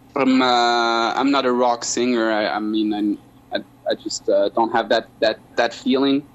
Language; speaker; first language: English; non-native, fluent; French